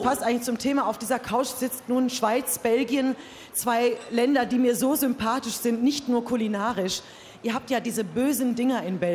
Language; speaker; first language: German; native; German